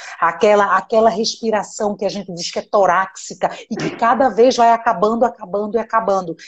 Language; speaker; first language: Portuguese; native; Portuguese